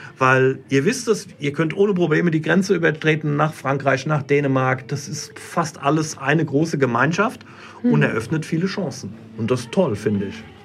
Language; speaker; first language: German; native; German